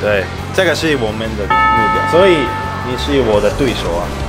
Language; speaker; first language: Chinese; non-native, learner; Japanese